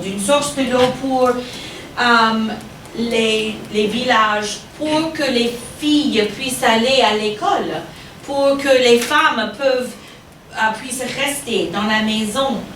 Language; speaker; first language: French; non-native, fluent; English